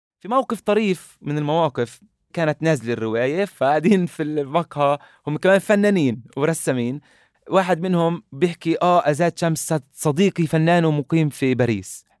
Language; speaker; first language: Arabic; native; Arabic